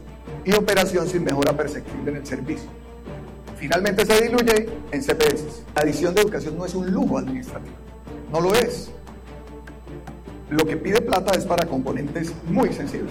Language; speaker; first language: Spanish; native; Spanish